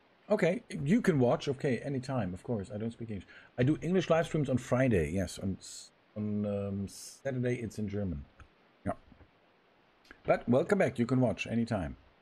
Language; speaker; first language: English; non-native, learner; German